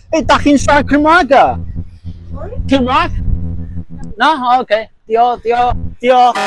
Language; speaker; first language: Welsh; non-native, learner; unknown